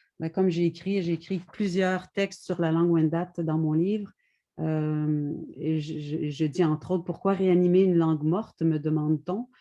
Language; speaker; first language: French; native; French